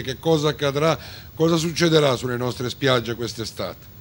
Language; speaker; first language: Italian; native; Italian